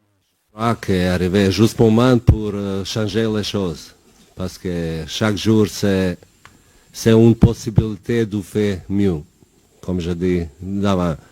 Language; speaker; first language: French; non-native, learner; Bosnian